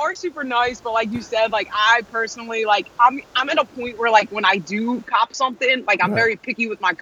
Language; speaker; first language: English; native; English